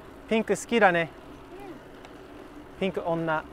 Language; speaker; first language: Japanese; non-native, learner; English